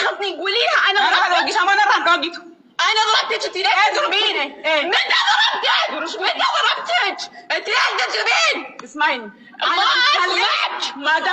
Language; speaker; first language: Arabic; non-native, learner; Amharic